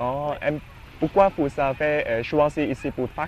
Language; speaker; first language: French; non-native, learner; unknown